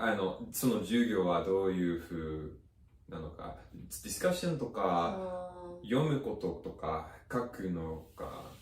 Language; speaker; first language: Japanese; non-native, fluent; English